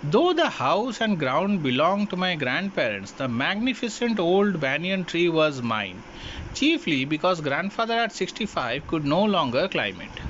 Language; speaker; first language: English; non-native, local second language; Hindi